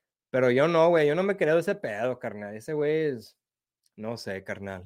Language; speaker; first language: Spanish; early bilingual, heritage; Spanish